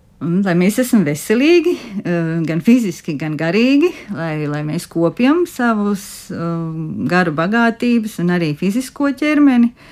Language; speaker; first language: Latvian; native; Latvian